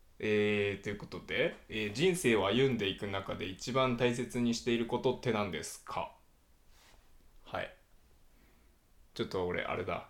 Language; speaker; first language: Japanese; native; Japanese